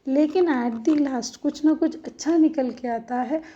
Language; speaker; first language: Hindi; non-native, local second language; Marathi